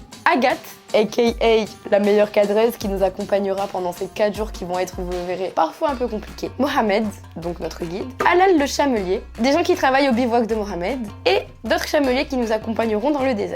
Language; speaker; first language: French; native; French